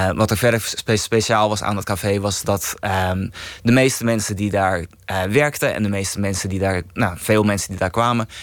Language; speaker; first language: Dutch; native; Dutch